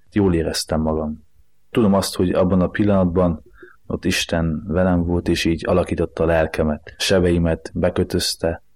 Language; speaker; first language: Hungarian; native; Hungarian